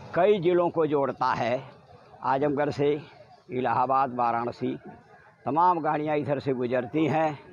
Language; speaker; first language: Hindi; native; Hindi